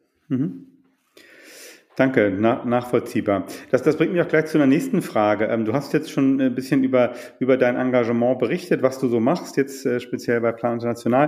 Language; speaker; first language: German; native; German